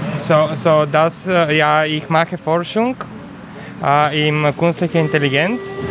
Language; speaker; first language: German; non-native, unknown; Bulgarian